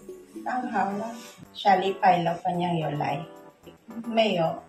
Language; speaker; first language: Chinese; non-native, fluent; Filipino